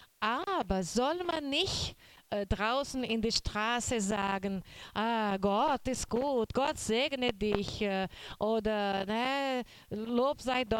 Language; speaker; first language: German; non-native, learner; Portuguese